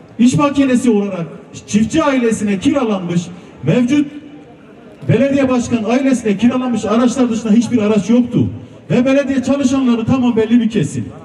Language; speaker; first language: Turkish; non-native, local second language; Kurdish